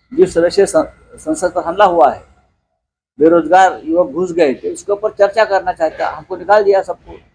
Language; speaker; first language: Hindi; non-native, local second language; Marathi